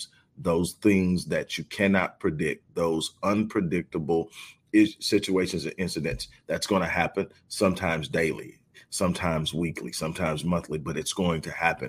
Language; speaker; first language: English; native; English